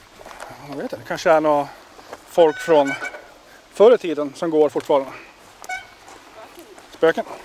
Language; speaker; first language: Swedish; native; Swedish